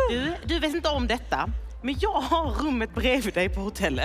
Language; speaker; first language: Swedish; native; Swedish